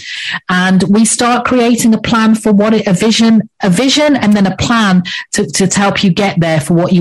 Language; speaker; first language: English; native; English